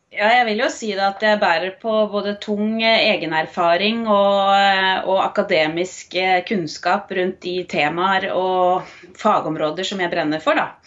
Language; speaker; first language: Norwegian; native; Norwegian